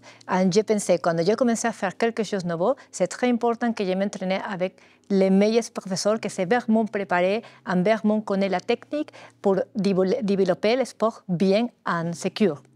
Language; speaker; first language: French; non-native, learner; Spanish